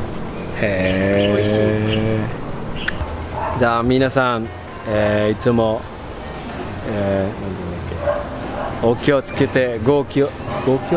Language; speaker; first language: Japanese; non-native, learner; English